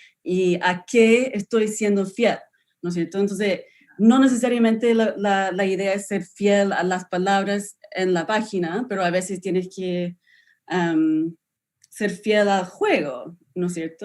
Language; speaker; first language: Spanish; non-native, fluent; English